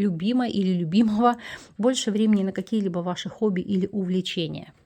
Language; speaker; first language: Russian; native; Russian